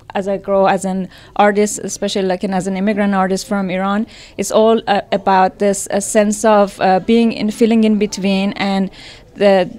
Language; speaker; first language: English; non-native, fluent; Persian